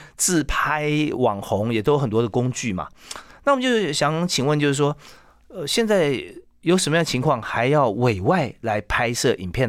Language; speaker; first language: Chinese; native; Chinese